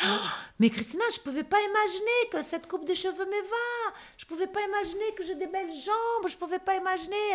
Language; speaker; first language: French; non-native, fluent; Portuguese